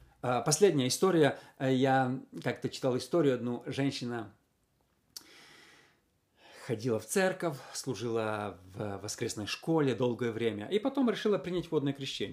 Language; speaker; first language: Russian; native; Russian